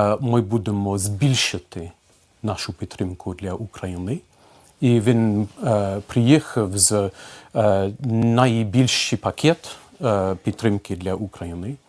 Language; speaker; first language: Ukrainian; non-native, fluent; English